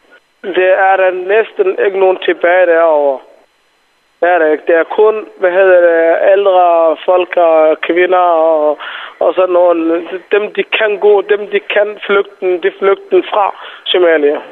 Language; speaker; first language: Danish; non-native, fluent; Somali